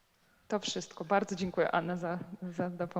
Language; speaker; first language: Polish; non-native, learner; Ukrainian